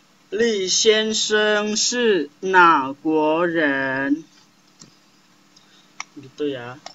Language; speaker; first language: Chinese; non-native, fluent; Indonesian